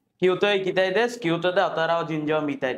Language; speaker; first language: Japanese; non-native, learner; Bangla